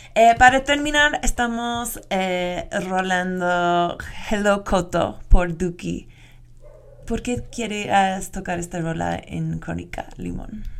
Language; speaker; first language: Spanish; non-native, fluent; English